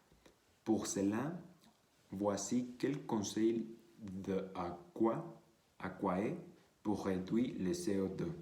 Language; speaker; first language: French; non-native, learner; Spanish